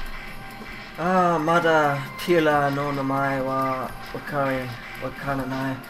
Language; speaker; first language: Japanese; non-native, learner; English